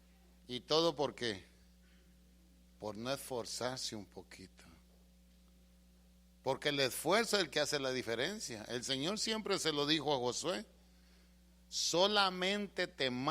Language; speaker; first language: Spanish; native; Spanish